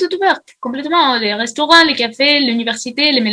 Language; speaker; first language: French; non-native, fluent; Russian